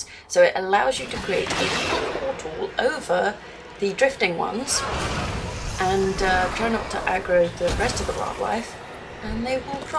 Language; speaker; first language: English; native; English